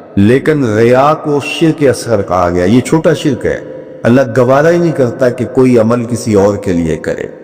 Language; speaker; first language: Urdu; non-native, local second language; Punjabi